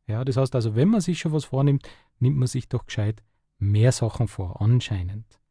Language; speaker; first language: German; native; German